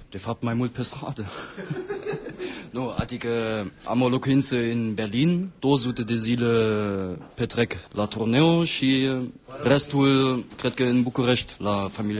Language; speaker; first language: Romanian; non-native, fluent; German